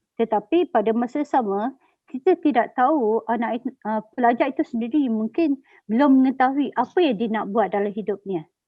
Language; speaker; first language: Malay; native; Malay